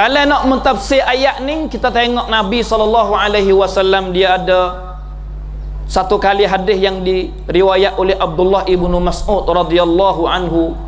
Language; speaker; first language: Malay; native; Malay